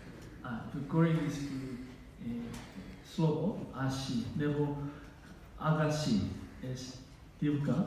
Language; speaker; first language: Czech; non-native, learner; Korean